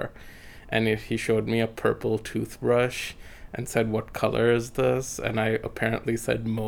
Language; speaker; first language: English; native; English